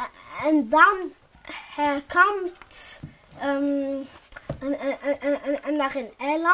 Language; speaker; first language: Dutch; non-native, learner; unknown